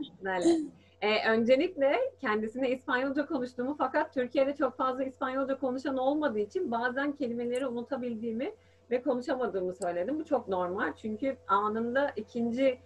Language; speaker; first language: Turkish; native; Turkish